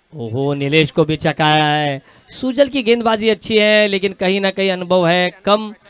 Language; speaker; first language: Hindi; non-native, local second language; Marathi